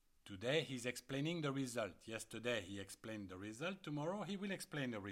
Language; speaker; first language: English; non-native, fluent; French